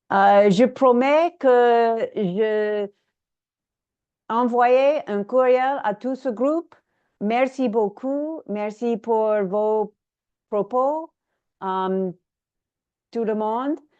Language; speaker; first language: French; non-native, learner; English